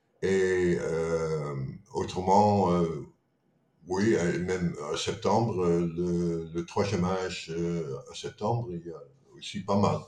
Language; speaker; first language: French; non-native, fluent; Dutch